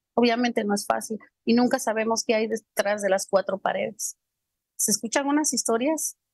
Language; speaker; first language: Spanish; native; Spanish